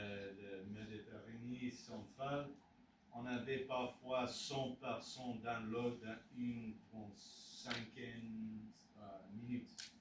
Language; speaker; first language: French; non-native, learner; English